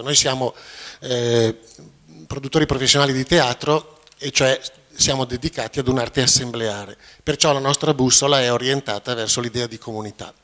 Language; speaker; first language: Italian; native; Italian